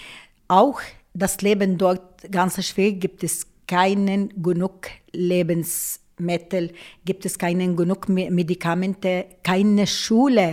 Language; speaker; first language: German; non-native, local second language; Arabic